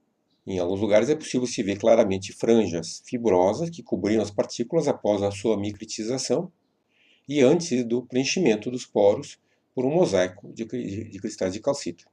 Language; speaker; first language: Portuguese; native; Portuguese